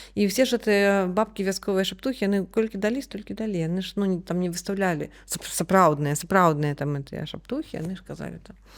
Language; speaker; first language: Belarusian; non-native, local second language; Russian